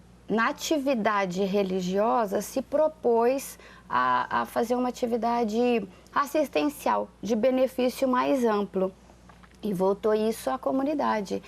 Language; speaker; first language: Portuguese; native; Portuguese